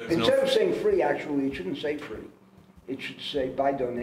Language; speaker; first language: English; native; English